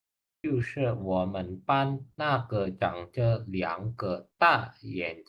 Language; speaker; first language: Chinese; non-native, learner; Indonesian